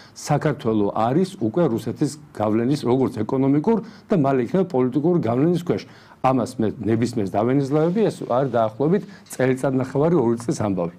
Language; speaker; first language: Georgian; native; Georgian